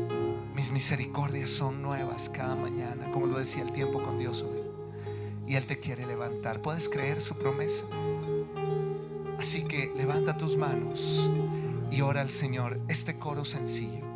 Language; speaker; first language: Spanish; native; Spanish